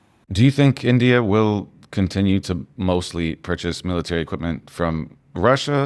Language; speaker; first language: English; native; English